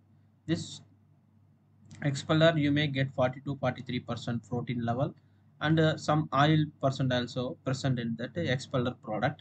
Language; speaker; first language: English; non-native, local second language; Tamil